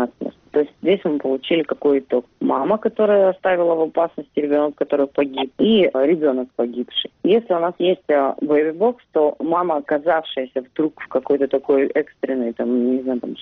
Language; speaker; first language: Russian; native; Russian